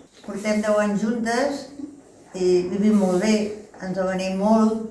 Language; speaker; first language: Catalan; non-native, fluent; Spanish